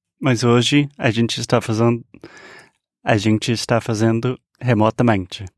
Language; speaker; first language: Portuguese; non-native, fluent; English